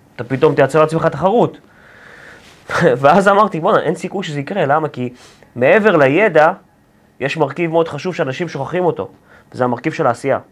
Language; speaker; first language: Hebrew; native; Hebrew